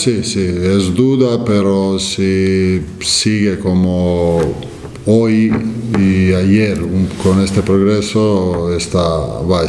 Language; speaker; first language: Spanish; non-native, fluent; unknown